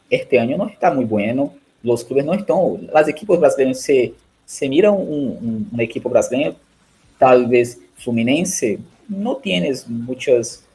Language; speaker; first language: Spanish; non-native, learner; Portuguese